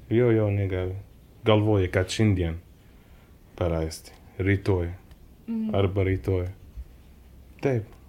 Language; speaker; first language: Lithuanian; non-native, learner; Arabic